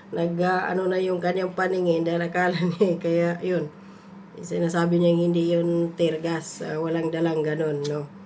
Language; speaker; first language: Filipino; non-native, local second language; Cebuano